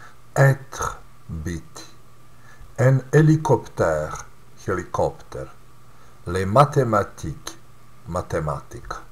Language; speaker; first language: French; non-native, fluent; Serbian